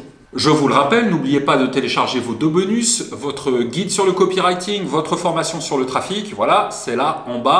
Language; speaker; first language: French; native; French